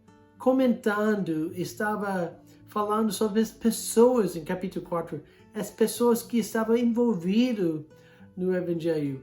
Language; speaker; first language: Portuguese; non-native, fluent; English